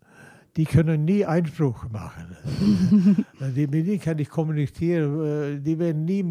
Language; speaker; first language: German; non-native, fluent; Swedish